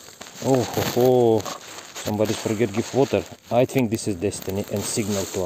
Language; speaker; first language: English; non-native, learner; Russian